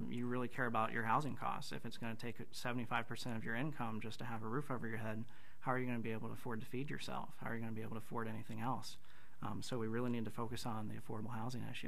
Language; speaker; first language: English; native; English